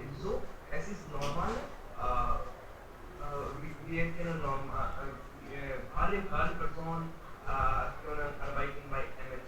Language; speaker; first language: German; non-native, learner; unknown